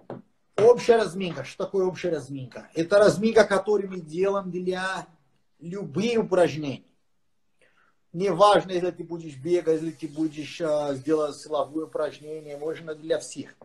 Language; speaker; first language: Russian; non-native, fluent; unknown